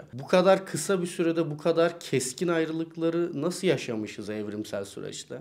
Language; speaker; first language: Turkish; native; Turkish